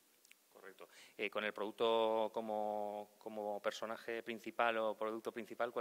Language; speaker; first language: Spanish; native; Spanish